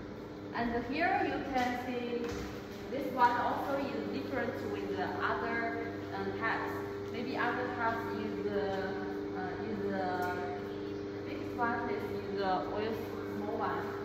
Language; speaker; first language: English; non-native, learner; Chinese